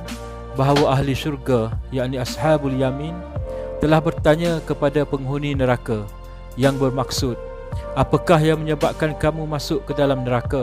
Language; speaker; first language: Malay; native; Malay